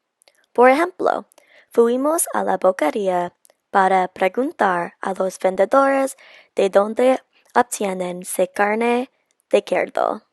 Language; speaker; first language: Spanish; non-native, learner; English